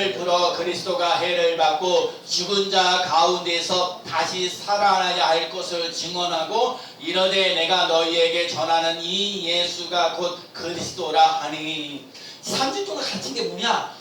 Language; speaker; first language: Korean; native; Korean